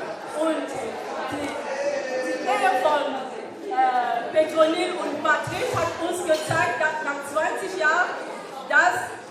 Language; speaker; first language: German; non-native, learner; French